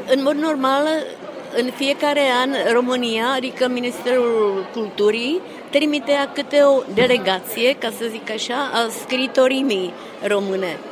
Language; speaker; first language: Romanian; non-native, fluent; Czech